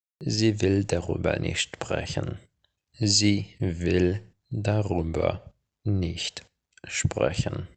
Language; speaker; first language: German; non-native, fluent; Ukrainian